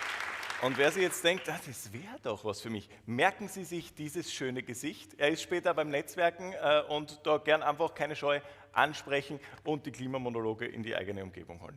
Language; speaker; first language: German; native; German